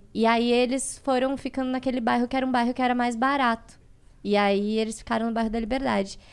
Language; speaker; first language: Portuguese; native; Portuguese